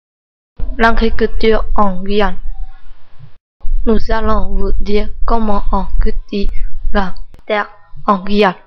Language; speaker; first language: French; non-native, local second language; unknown